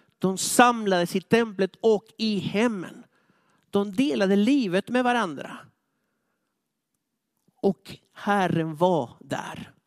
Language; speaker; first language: Swedish; non-native, fluent; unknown